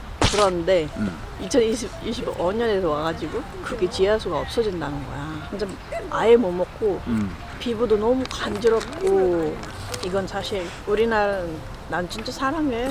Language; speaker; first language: Korean; non-native, fluent; Filipino